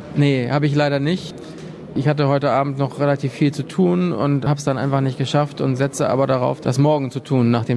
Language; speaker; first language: German; native; German